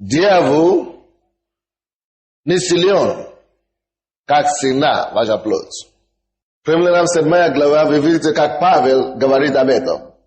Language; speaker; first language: Russian; non-native, fluent; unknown